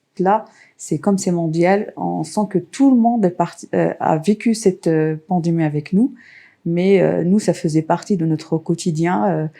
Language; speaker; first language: French; non-native, local second language; Arabic